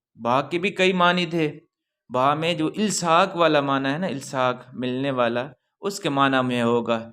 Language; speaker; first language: Urdu; non-native, local second language; Punjabi